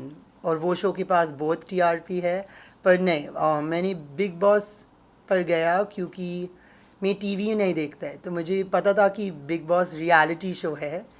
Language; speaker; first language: Hindi; non-native, local second language; English